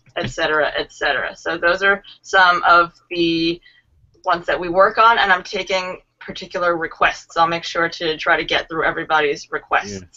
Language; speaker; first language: English; native; English